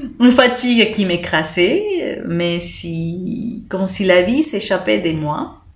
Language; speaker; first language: French; non-native, fluent; Spanish